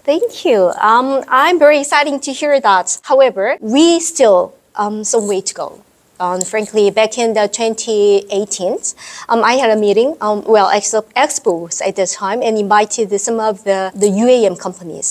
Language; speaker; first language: English; non-native, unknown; Korean